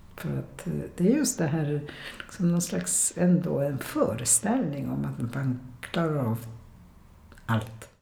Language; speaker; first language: Swedish; non-native, fluent; Polish